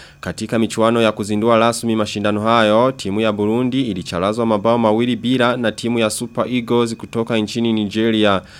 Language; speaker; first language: Swahili; non-native, local second language; Rundi